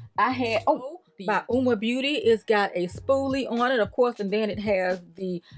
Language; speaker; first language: English; native; English